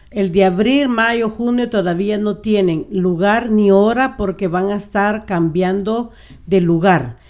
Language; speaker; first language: Spanish; native; Spanish